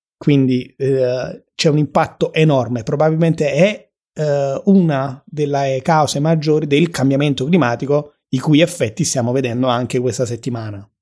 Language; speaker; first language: Italian; native; Italian